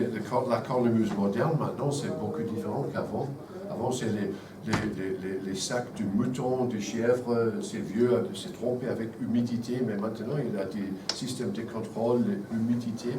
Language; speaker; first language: French; non-native, fluent; English